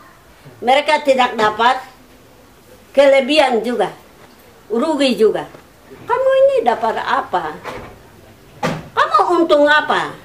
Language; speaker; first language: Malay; non-native, local second language; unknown